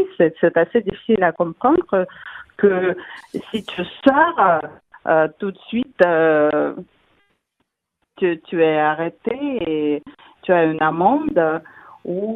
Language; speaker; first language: French; non-native, fluent; Russian